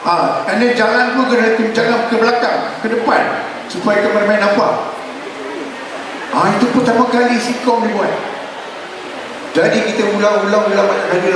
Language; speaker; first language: Malay; native; Malay